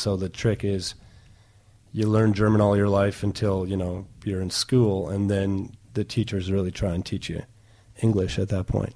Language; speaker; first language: English; non-native, fluent; German